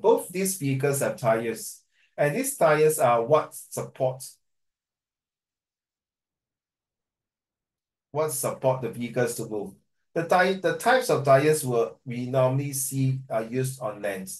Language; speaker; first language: English; non-native, local second language; Chinese